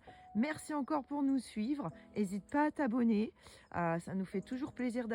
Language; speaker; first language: French; native; French